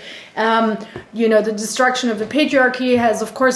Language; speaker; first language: English; non-native, fluent; German